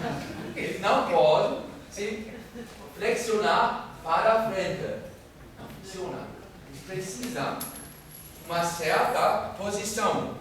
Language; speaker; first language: Portuguese; non-native, fluent; German